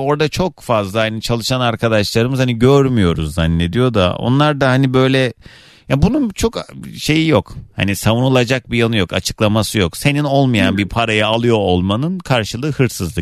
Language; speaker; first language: Turkish; native; Turkish